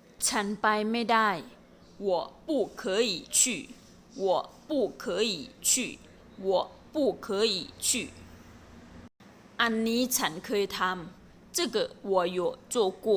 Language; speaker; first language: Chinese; non-native, fluent; Thai